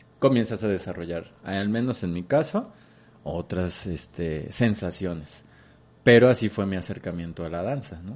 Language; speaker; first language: Spanish; native; Spanish